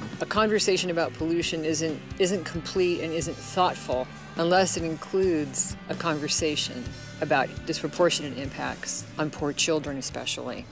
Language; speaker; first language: English; native; English